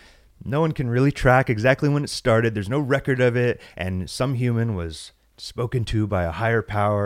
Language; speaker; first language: English; native; English